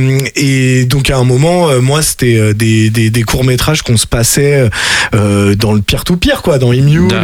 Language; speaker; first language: French; native; French